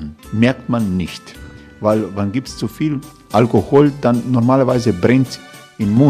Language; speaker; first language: German; non-native, learner; Croatian